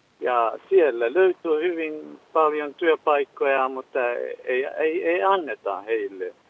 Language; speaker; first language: Finnish; non-native, learner; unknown